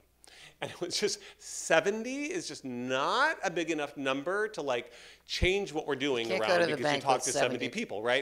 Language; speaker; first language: English; native; English